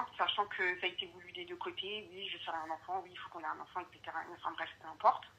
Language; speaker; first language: French; early bilingual, other home language; Arabic